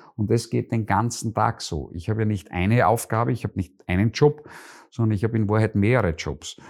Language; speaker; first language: German; native; German